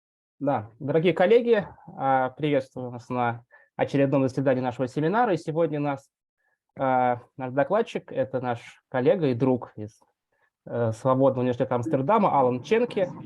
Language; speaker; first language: Russian; native; Russian